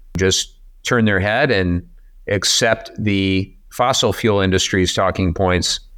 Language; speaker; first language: English; native; English